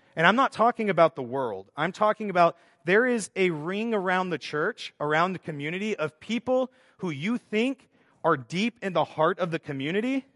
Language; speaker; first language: English; native; English